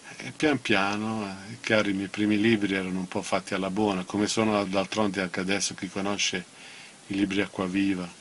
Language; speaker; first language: Italian; non-native, local second language; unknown